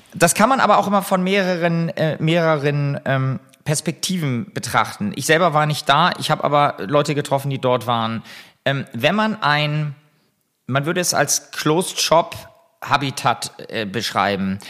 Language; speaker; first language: German; native; German